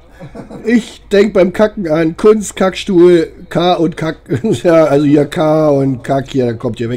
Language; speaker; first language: German; native; German